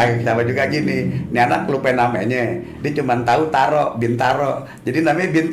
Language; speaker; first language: Indonesian; native; Indonesian